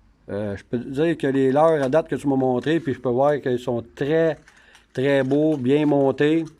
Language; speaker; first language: French; native; French